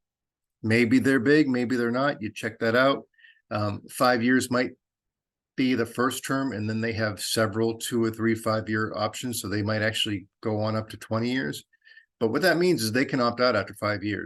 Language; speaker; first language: English; native; English